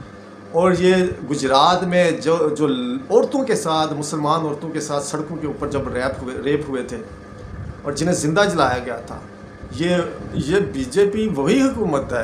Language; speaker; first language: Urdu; non-native, local second language; Punjabi